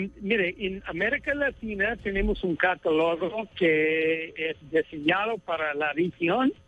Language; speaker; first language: Spanish; non-native, fluent; English